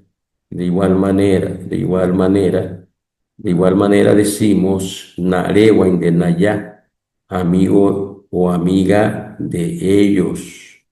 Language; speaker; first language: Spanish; non-native, local second language; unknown